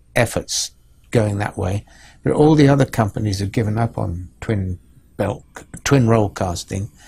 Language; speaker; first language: English; native; English